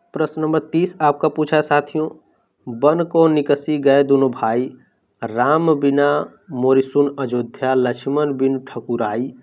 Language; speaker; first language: Hindi; native; Hindi